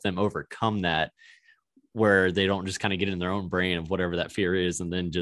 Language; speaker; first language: English; native; English